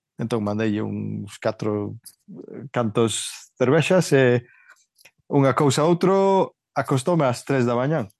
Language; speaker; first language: Galician; early bilingual, heritage; Galician